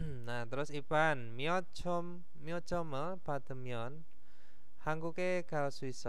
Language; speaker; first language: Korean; non-native, fluent; Indonesian